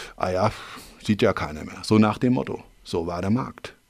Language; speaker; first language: German; native; German